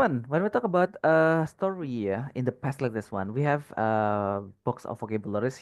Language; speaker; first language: English; non-native, fluent; Indonesian